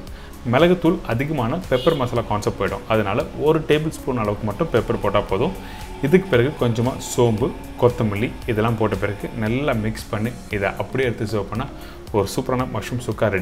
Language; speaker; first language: Tamil; native; Tamil